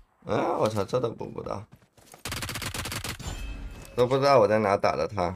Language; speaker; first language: Chinese; native; Chinese